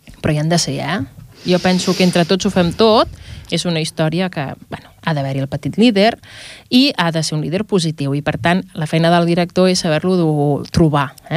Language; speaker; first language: Catalan; native; Catalan